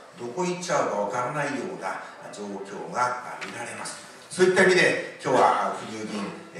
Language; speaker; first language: Japanese; native; Japanese